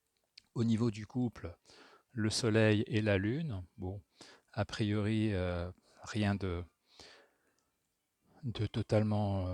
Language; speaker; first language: French; native; French